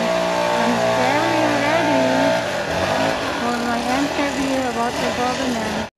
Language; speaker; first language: English; non-native, learner; Filipino